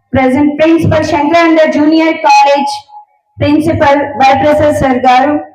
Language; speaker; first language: English; non-native, local second language; Telugu